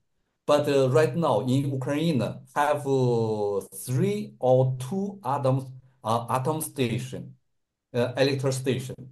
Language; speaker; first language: English; non-native, learner; Russian